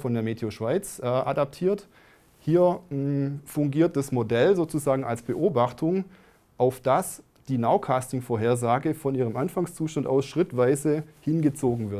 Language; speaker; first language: German; native; German